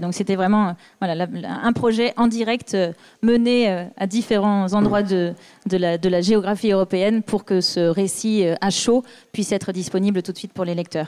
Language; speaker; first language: French; native; French